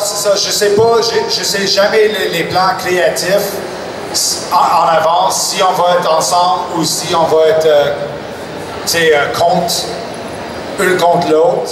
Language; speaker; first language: French; non-native, local second language; English